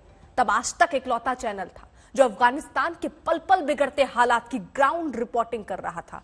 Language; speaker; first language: Hindi; native; Hindi